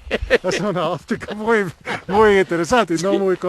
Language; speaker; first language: Spanish; non-native, learner; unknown